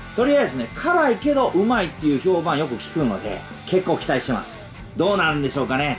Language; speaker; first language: Japanese; early bilingual, other home language; English